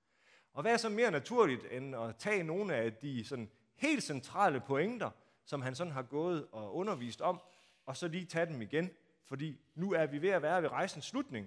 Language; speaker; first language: Danish; native; Danish